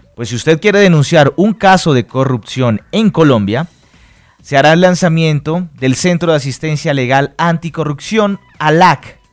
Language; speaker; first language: Spanish; native; Spanish